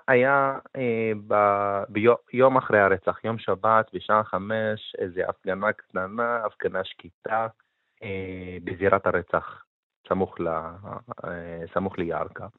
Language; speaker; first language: Hebrew; non-native, local second language; Arabic